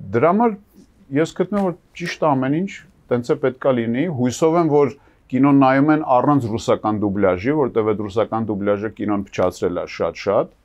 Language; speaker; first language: Armenian; native; Armenian